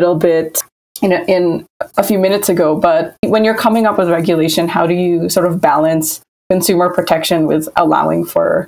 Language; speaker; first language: English; non-native, local second language; Filipino